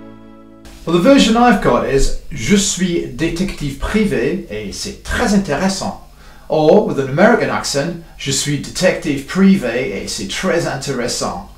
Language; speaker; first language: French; non-native, fluent; English